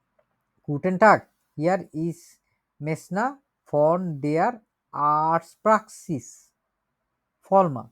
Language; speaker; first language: German; non-native, learner; Bangla